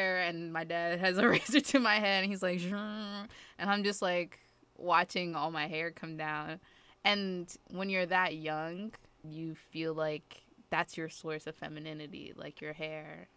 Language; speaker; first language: English; native; English